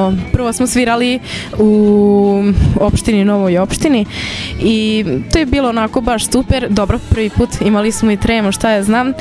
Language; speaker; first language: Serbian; non-native, local second language; Hungarian